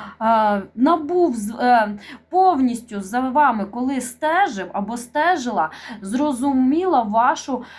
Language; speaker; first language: Ukrainian; non-native, local second language; Russian